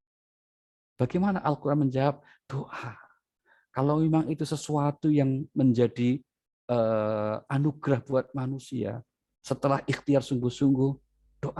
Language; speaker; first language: Indonesian; native; Indonesian